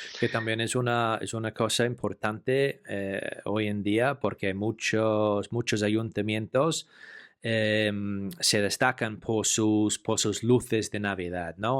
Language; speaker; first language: Spanish; non-native, fluent; English